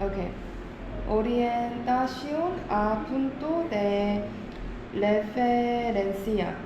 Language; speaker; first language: Spanish; non-native, learner; Korean